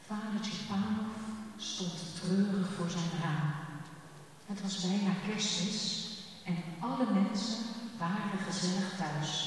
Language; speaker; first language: Dutch; native; Dutch